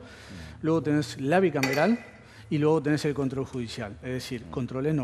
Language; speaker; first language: Spanish; native; Spanish